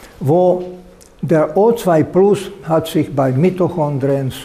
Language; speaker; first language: German; non-native, fluent; Slovak